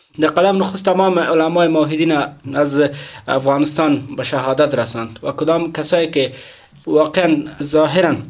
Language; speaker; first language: Persian; native; Persian